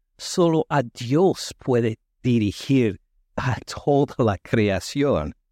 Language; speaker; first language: Spanish; non-native, fluent; English